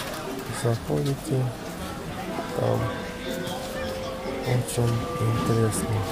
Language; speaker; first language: Russian; non-native, local second language; Uzbek